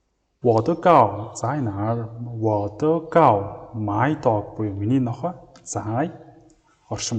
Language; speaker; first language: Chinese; non-native, learner; Mongolian